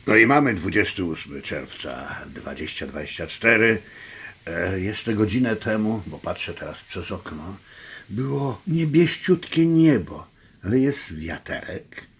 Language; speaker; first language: Polish; native; Polish